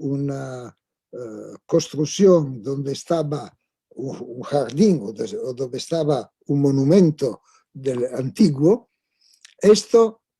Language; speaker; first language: Spanish; non-native, fluent; Italian